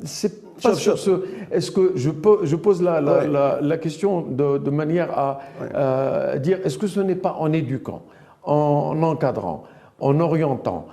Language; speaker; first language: French; non-native, local second language; Arabic